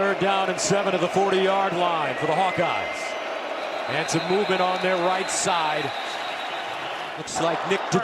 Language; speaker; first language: English; native; English